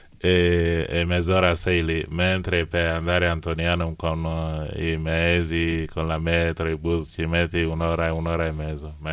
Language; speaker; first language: Italian; non-native, fluent; Fon